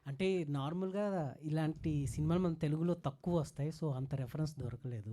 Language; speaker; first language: Telugu; native; Telugu